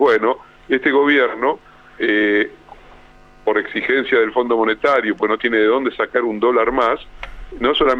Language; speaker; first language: Spanish; native; Spanish